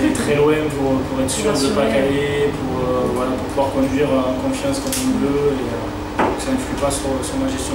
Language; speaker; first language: French; native; French